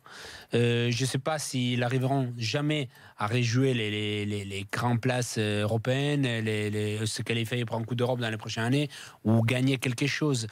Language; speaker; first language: French; non-native, fluent; Italian